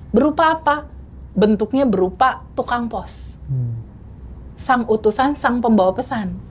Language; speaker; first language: Indonesian; native; Indonesian